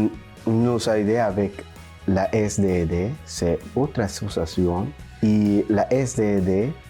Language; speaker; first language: French; non-native, learner; Spanish